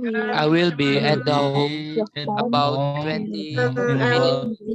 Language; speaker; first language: English; non-native, learner; Indonesian